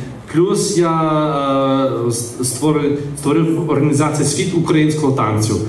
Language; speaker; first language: Ukrainian; early bilingual, heritage; English